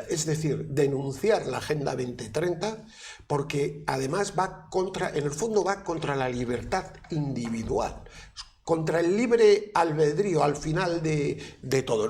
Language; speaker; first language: Spanish; native; Spanish